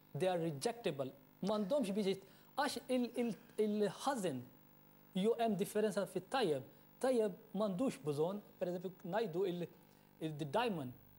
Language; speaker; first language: Maltese; non-native, fluent; Urdu